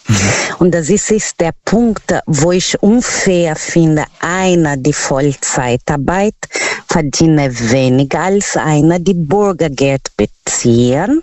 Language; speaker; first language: German; non-native, learner; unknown